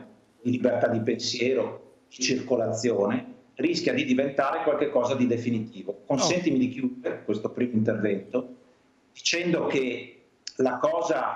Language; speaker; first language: Italian; native; Italian